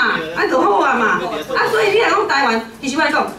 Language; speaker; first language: Chinese; non-native, local second language; Min Nan Chinese